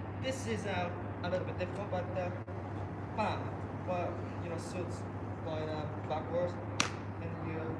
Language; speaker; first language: English; non-native, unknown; Japanese